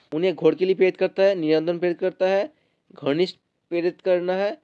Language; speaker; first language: Hindi; non-native, local second language; Bangla